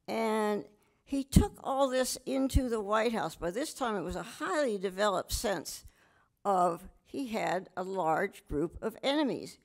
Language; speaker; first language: English; native; English